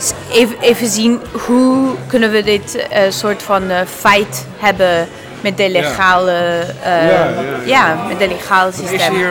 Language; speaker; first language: Dutch; non-native, learner; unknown